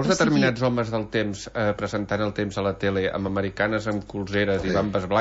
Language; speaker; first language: Catalan; native; Catalan